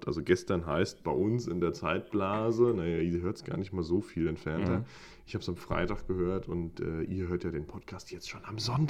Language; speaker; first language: German; native; German